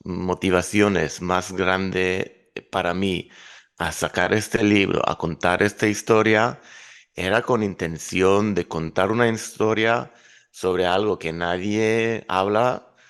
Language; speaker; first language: Spanish; non-native, fluent; Hebrew